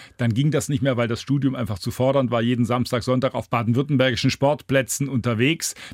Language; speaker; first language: German; native; German